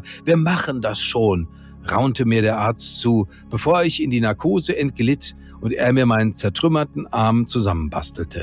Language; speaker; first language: German; native; German